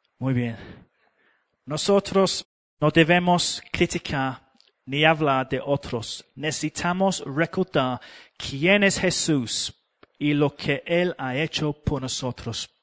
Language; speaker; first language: Spanish; non-native, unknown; English